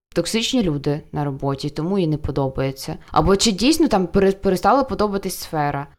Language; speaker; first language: Ukrainian; non-native, local second language; Russian